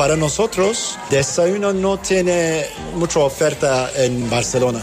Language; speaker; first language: Spanish; non-native, local second language; Turkish